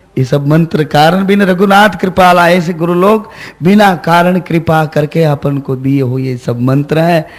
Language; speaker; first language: Hindi; non-native, local second language; Gujarati